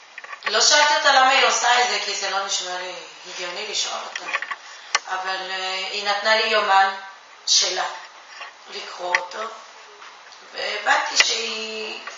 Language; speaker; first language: Hebrew; non-native, fluent; Japanese